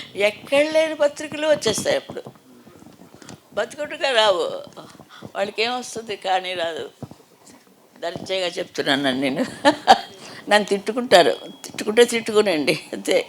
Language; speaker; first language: Telugu; native; Telugu